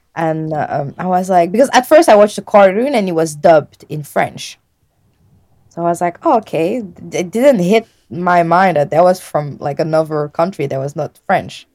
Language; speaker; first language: English; non-native, fluent; French